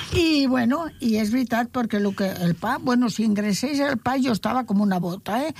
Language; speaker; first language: Catalan; non-native, local second language; Spanish